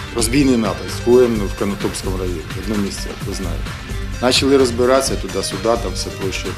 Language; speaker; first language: Ukrainian; native; Ukrainian